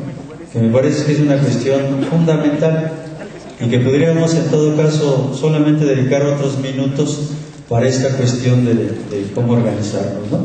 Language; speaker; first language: Spanish; native; Spanish